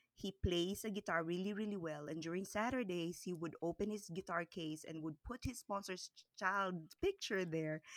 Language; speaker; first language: English; non-native, local second language; Cebuano